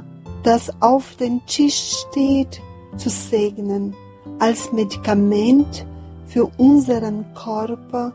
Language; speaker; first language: German; non-native, fluent; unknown